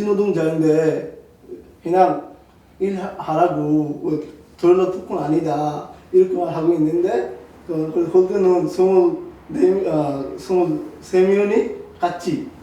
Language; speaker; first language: Korean; non-native, learner; Bangla